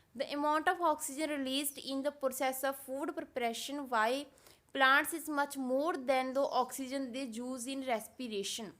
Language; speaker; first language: English; non-native, local second language; Punjabi